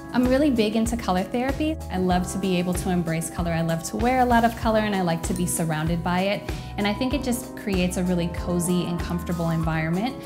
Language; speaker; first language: English; native; English